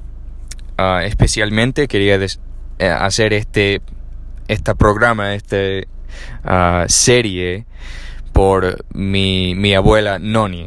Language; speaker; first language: Spanish; non-native, learner; English